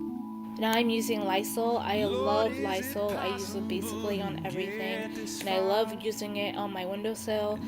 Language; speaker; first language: English; native; English